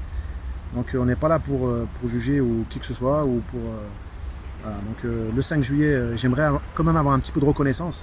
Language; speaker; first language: French; non-native, local second language; Arabic